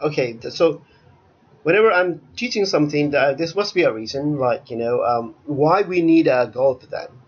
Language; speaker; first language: English; non-native, fluent; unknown